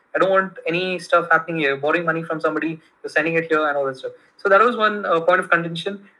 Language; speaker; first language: English; non-native, local second language; Kannada